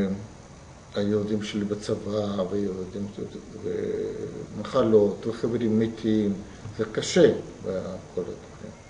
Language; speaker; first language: Hebrew; non-native, fluent; Russian